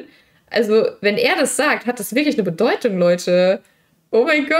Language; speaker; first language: German; native; German